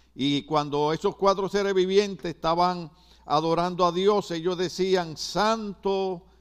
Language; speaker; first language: Spanish; native; Spanish